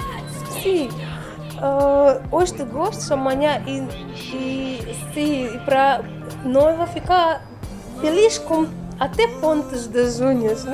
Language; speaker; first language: Portuguese; non-native, learner; Russian